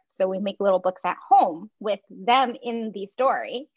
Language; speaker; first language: English; non-native, fluent; Chinese